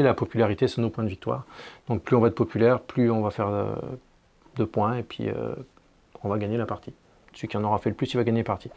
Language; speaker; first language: French; native; French